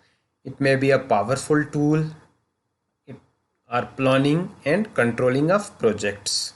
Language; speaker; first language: English; non-native, local second language; Hindi